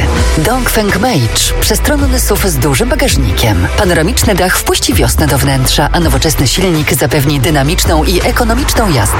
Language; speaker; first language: Polish; native; Polish